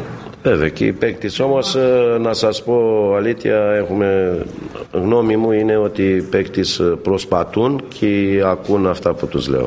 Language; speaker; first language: Greek; non-native, fluent; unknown